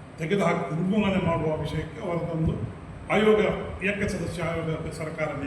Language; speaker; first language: Kannada; native; Kannada